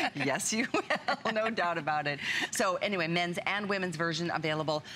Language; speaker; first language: English; native; English